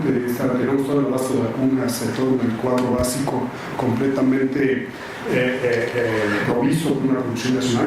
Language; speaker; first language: Spanish; native; Spanish